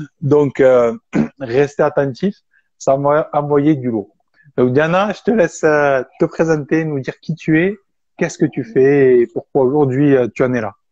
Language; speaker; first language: French; native; French